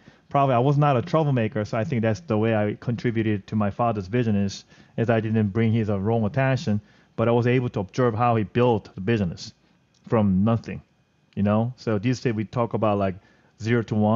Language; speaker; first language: English; non-native, fluent; Korean